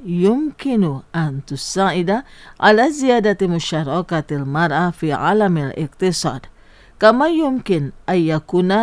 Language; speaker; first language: Arabic; non-native, fluent; Indonesian